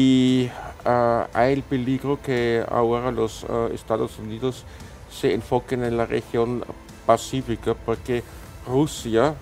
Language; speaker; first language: Spanish; non-native, fluent; German